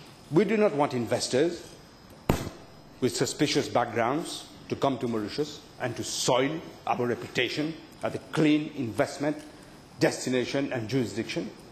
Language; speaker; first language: English; non-native, local second language; Morisyen